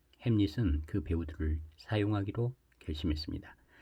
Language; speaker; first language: Korean; native; Korean